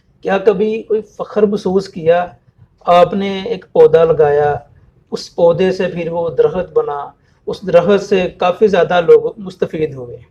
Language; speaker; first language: Urdu; non-native, local second language; Punjabi